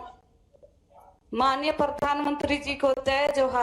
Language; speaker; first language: Hindi; non-native, local second language; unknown